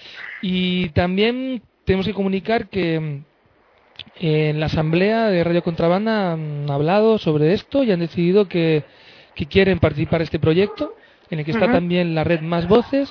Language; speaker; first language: Spanish; native; Spanish